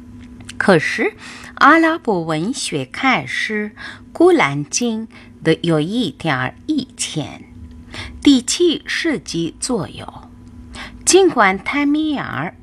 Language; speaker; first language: Chinese; non-native, fluent; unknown